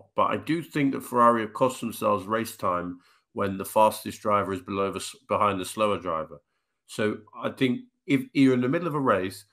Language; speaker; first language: English; native; English